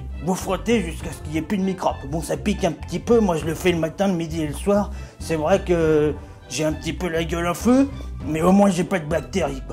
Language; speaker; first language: French; native; French